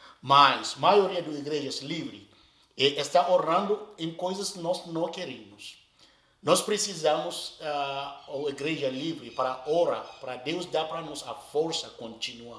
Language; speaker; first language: Portuguese; non-native, learner; Arabic